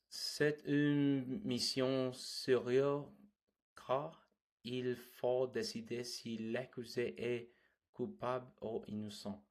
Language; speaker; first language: French; non-native, learner; English